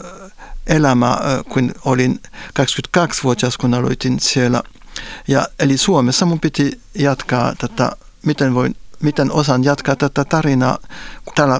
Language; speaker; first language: Finnish; non-native, fluent; French